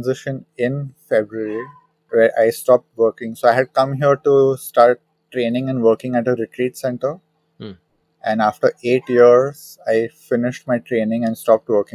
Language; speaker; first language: English; non-native, local second language; Hindi